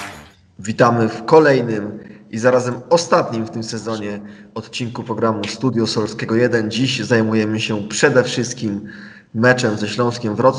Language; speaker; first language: Polish; native; Polish